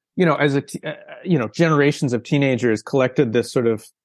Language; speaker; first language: English; native; English